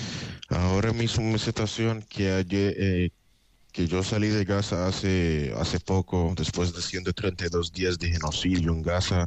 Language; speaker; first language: Spanish; non-native, fluent; Arabic